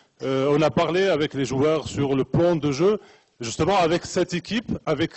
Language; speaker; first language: French; non-native, local second language; Arabic